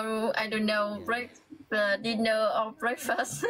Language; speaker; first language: English; non-native, learner; Vietnamese